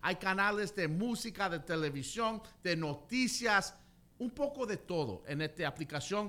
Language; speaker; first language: Spanish; early bilingual, heritage; Spanish